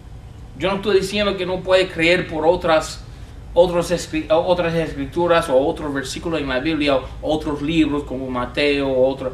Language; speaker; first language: Spanish; non-native, fluent; English